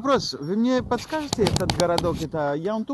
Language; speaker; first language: Russian; non-native, learner; English